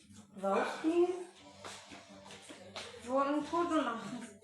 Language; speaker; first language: German; non-native, learner; Filipino